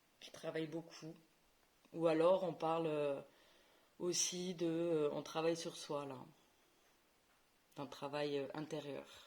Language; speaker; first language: French; native; French